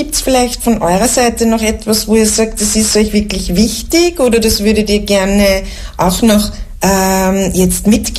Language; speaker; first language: German; native; German